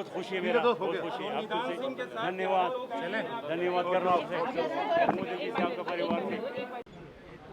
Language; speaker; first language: Hindi; non-native, learner; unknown